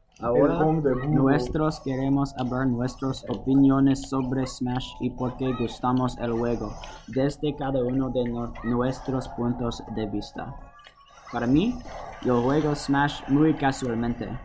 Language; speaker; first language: Spanish; non-native, learner; English